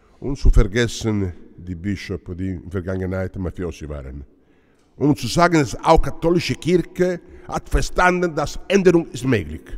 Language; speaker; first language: German; non-native, fluent; Italian